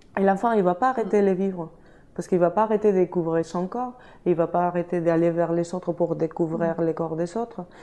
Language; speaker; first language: French; non-native, fluent; Spanish